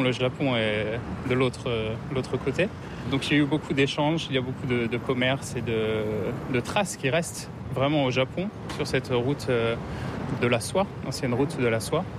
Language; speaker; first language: French; native; French